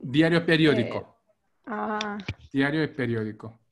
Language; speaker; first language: Spanish; non-native, fluent; Korean